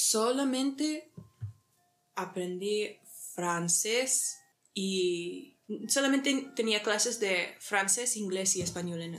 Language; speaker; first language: Spanish; early bilingual, heritage; English